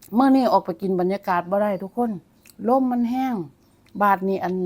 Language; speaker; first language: Thai; native; Thai